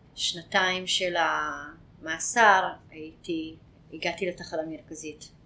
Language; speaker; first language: Hebrew; non-native, fluent; Hungarian